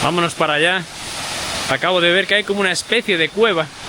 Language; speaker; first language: Spanish; native; Spanish